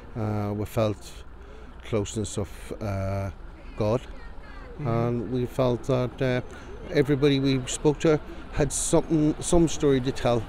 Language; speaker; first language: English; native; English